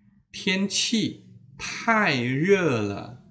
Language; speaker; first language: Chinese; non-native, fluent; Indonesian